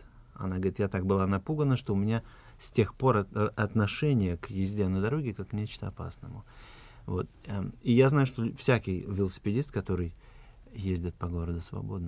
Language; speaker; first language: Russian; native; Russian